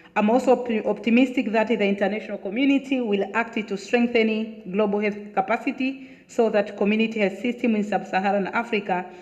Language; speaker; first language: English; non-native, local second language; Swahili